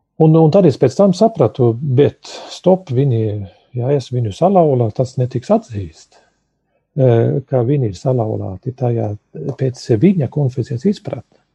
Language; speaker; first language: Latvian; early bilingual, heritage; Latvian